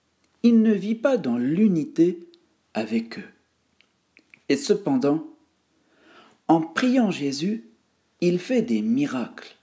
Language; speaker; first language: French; native; French